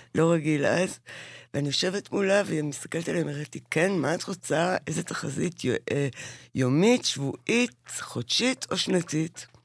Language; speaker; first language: Hebrew; native; Hebrew